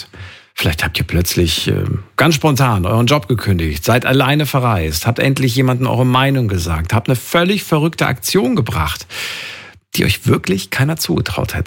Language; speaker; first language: German; native; German